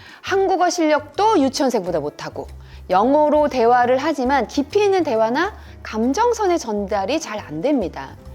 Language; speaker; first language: Korean; native; Korean